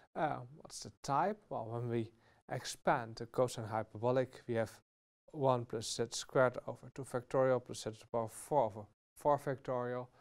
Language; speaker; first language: English; non-native, fluent; Dutch